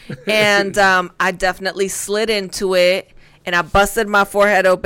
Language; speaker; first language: English; early bilingual, other home language; Spanish